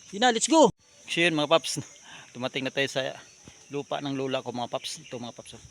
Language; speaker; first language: Filipino; non-native, local second language; Cebuano